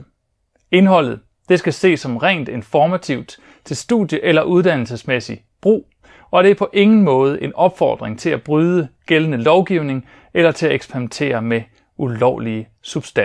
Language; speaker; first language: Danish; native; Danish